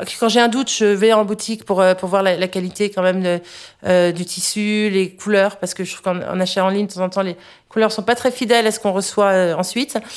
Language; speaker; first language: French; native; French